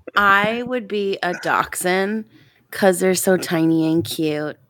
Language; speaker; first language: English; native; English